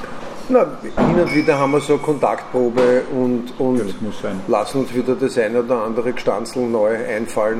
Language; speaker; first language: German; native; German